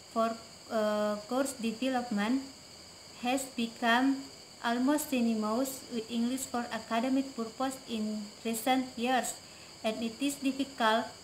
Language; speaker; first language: English; non-native, fluent; Indonesian